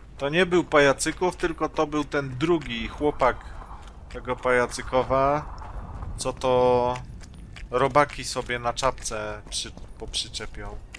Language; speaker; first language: Polish; native; Polish